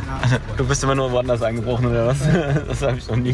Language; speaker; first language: German; native; German